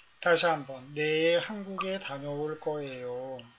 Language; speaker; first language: Korean; native; Korean